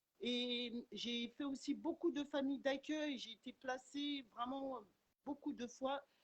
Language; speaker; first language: French; early bilingual, other home language; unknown